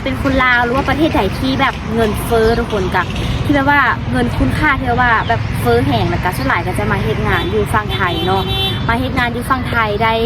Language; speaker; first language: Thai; non-native, learner; Lao